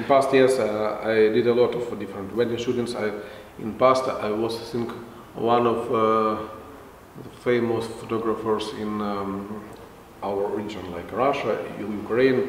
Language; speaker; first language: English; non-native, fluent; Russian